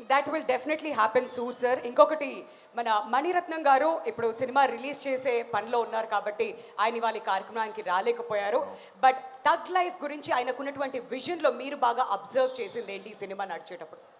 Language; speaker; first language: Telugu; native; Telugu